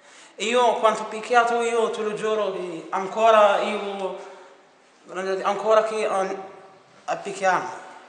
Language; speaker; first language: Italian; non-native, learner; Arabic